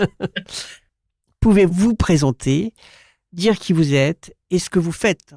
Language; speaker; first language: French; native; French